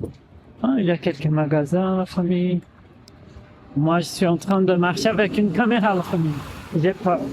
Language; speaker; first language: French; non-native, fluent; Portuguese